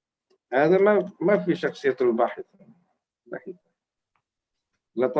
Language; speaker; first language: Arabic; non-native, fluent; Indonesian